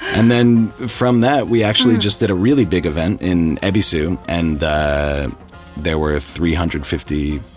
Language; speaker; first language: English; native; English